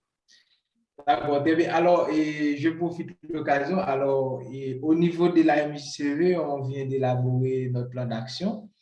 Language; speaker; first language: French; non-native, local second language; Haitian Creole